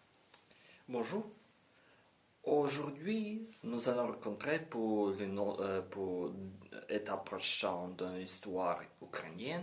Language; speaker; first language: French; non-native, learner; Ukrainian